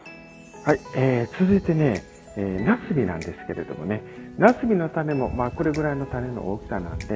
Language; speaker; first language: Japanese; native; Japanese